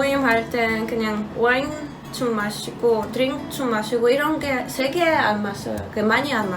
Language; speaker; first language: Korean; non-native, learner; Polish